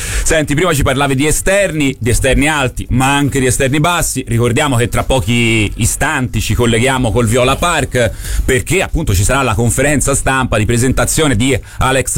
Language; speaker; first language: Italian; native; Italian